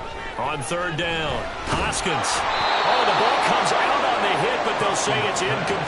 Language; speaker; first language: English; native; English